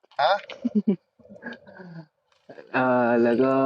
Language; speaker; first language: Thai; non-native, local second language; Mon